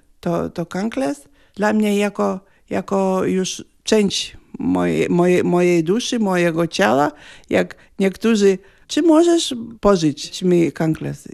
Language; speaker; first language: Polish; non-native, learner; Lithuanian